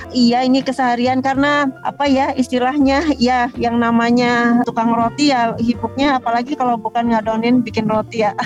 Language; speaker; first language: Indonesian; native; Indonesian